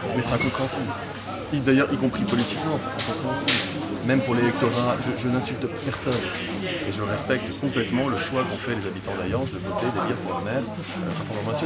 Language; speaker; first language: French; native; French